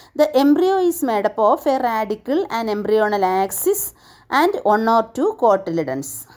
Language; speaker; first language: English; non-native, local second language; Malayalam